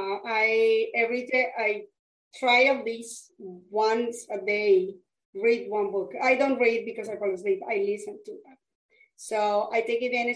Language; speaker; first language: English; non-native, fluent; Spanish